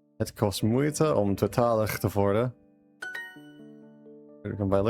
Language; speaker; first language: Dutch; non-native, learner; English